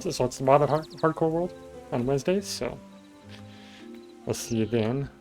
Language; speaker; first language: English; native; English